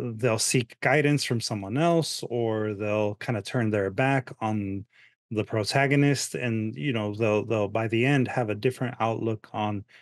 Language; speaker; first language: English; early bilingual, other home language; Spanish